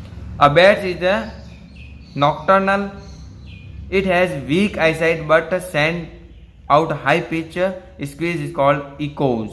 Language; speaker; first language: Hindi; native; Hindi